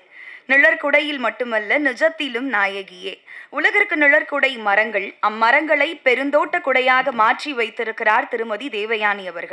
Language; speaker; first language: Tamil; native; Tamil